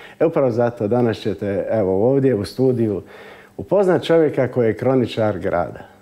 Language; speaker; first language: Croatian; native; Croatian